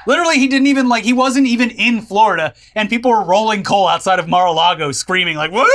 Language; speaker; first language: English; native; English